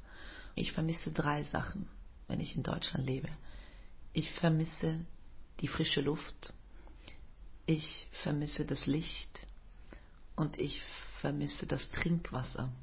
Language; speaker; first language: German; non-native, fluent; Norwegian